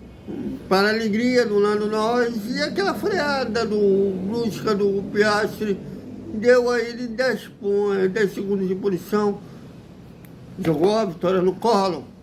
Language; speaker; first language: Portuguese; native; Portuguese